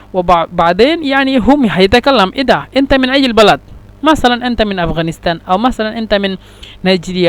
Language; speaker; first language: Arabic; non-native, fluent; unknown